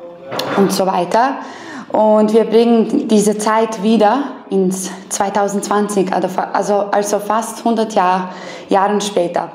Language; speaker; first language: German; non-native, fluent; Serbian